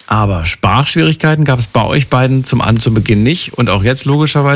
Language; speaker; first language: German; native; German